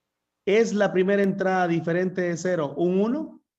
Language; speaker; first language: Spanish; native; Spanish